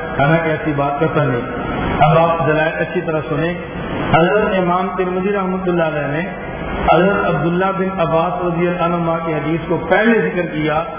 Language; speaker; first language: Urdu; native; Urdu